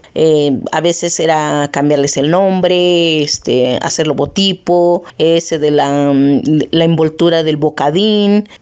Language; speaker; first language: Spanish; early bilingual, other home language; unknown